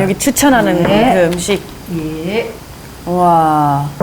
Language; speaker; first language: Korean; non-native, fluent; English